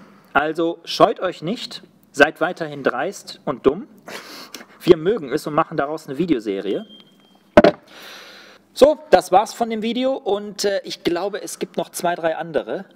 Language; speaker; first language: German; native; German